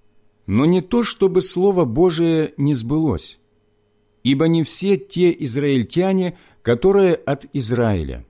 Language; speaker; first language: Russian; native; Russian